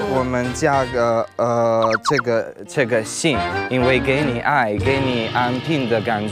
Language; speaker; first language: Chinese; non-native, learner; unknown